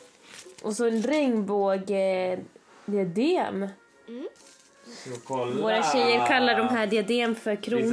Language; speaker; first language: Swedish; native; Swedish